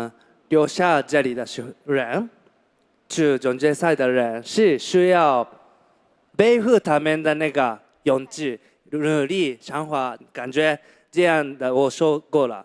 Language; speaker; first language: Chinese; non-native, learner; Japanese